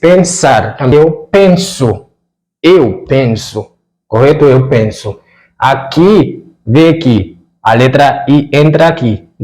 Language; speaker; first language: Portuguese; non-native, fluent; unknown